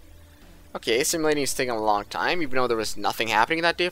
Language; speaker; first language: English; native; English